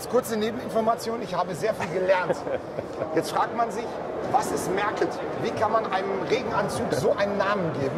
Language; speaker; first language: German; native; German